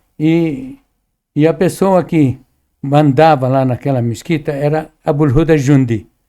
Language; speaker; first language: Portuguese; early bilingual, other home language; Arabic